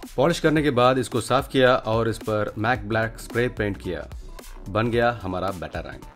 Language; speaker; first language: Hindi; non-native, local second language; Tamil